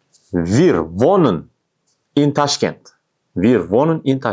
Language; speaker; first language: German; non-native, fluent; Uzbek